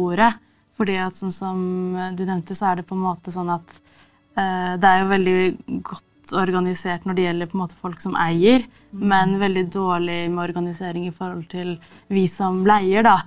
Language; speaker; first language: Norwegian; native; Norwegian